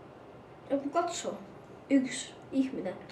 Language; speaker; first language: Finnish; early bilingual, other home language; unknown